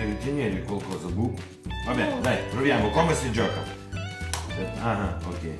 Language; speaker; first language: Italian; non-native, fluent; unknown